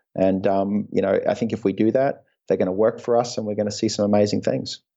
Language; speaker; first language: English; native; English